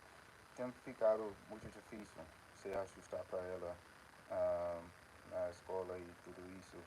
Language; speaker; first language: Portuguese; non-native, fluent; English